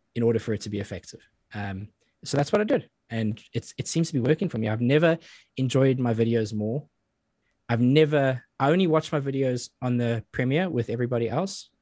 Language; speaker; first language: English; native; English